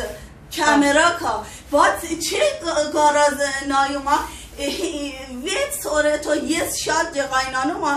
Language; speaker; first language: Armenian; non-native, learner; Persian